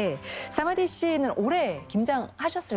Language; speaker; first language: Korean; native; Korean